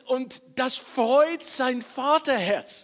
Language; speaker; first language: German; non-native, learner; Dutch